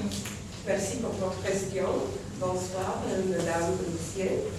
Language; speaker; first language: French; non-native, learner; Polish